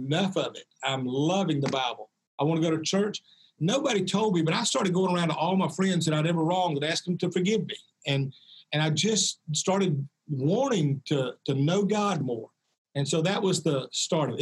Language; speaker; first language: English; native; English